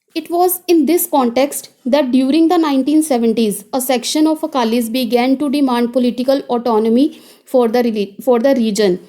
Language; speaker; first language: English; non-native, local second language; Punjabi